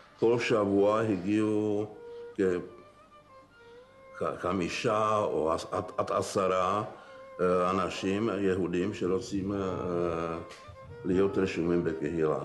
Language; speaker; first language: Hebrew; non-native, fluent; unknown